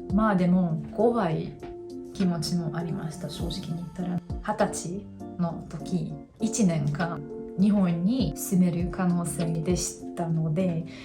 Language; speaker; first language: Japanese; non-native, fluent; Hungarian